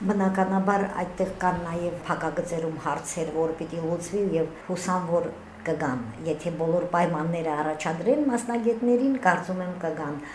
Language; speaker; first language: Armenian; native; Armenian